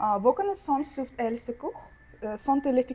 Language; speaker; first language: French; non-native, learner; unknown